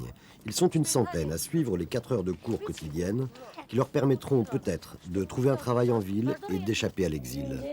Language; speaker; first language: French; native; French